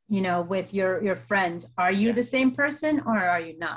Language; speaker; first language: English; native; English